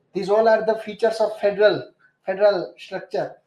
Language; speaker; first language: English; non-native, local second language; Gujarati